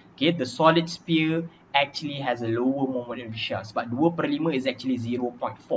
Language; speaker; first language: English; non-native, local second language; Malay